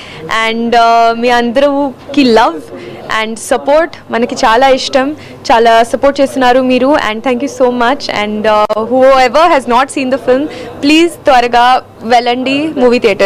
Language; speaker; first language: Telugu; non-native, learner; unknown